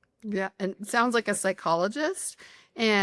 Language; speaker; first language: English; native; English